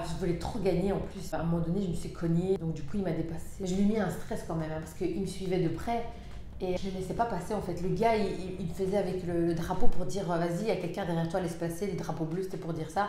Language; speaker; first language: French; native; French